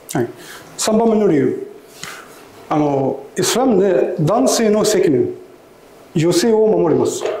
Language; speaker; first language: Japanese; non-native, learner; Arabic